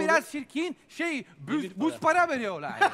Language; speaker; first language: Turkish; non-native, fluent; Italian